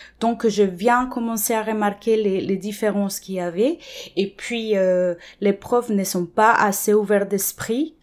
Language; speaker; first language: French; non-native, fluent; Spanish